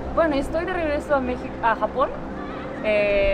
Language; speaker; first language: Spanish; non-native, fluent; Japanese